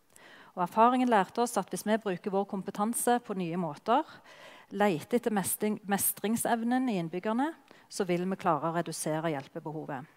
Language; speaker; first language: Norwegian; native; Norwegian